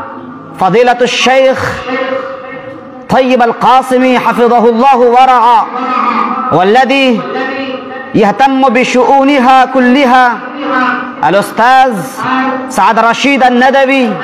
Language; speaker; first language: Arabic; non-native, fluent; Urdu